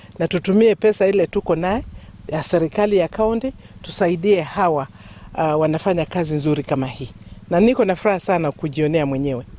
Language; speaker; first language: Swahili; non-native, local second language; Kamba